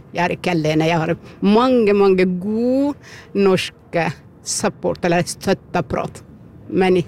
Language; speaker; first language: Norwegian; early bilingual, other home language; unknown